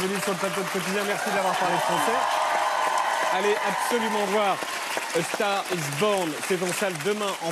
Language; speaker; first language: French; native; French